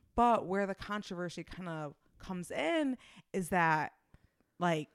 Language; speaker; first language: English; native; English